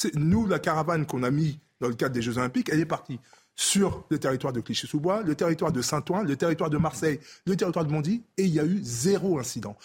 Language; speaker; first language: French; native; French